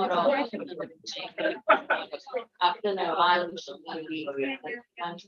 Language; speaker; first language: English; non-native, learner; Slovak